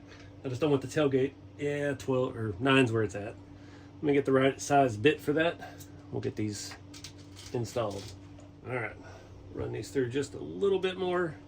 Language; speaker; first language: English; native; English